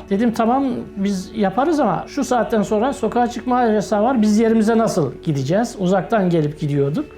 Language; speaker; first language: Turkish; native; Turkish